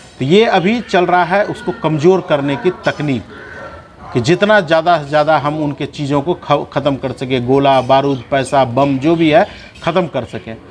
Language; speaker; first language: Hindi; native; Hindi